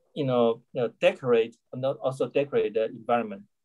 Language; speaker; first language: English; non-native, learner; Chinese